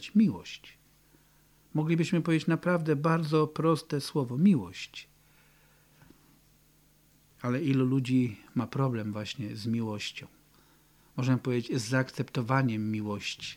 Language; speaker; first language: Polish; native; Polish